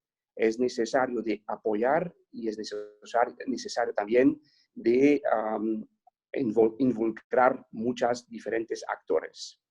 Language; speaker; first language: Spanish; non-native, fluent; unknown